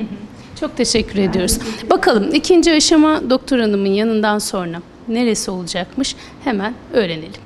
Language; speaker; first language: Turkish; native; Turkish